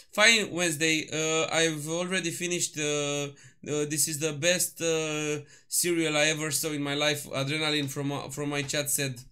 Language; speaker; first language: English; non-native, learner; Romanian